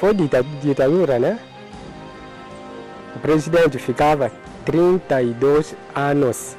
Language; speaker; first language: Portuguese; non-native, learner; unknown